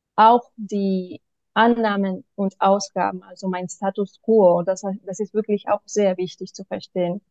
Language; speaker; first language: German; non-native, fluent; Spanish